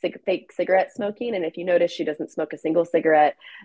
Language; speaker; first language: English; native; English